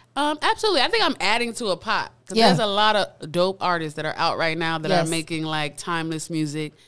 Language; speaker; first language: English; native; English